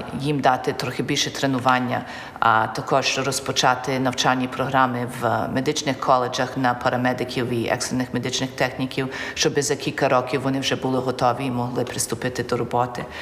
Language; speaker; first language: Ukrainian; early bilingual, heritage; Ukrainian